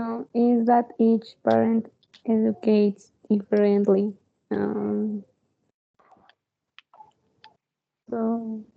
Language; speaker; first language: English; non-native, learner; Spanish